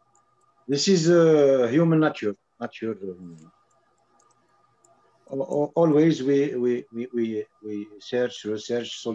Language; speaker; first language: English; non-native, learner; French